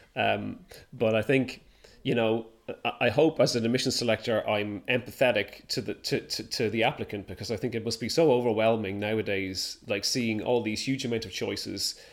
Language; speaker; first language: English; native; English